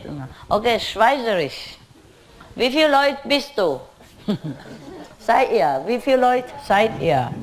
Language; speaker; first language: German; non-native, learner; Vietnamese